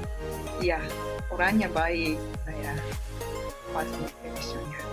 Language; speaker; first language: Indonesian; non-native, learner; Japanese